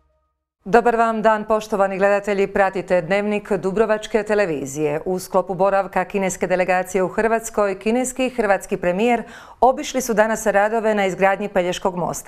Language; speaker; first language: Serbian; native; Serbian